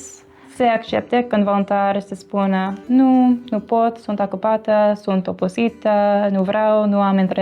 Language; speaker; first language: Romanian; non-native, learner; English